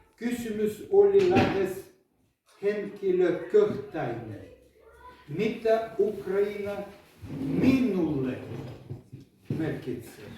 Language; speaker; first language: Finnish; non-native, learner; Ukrainian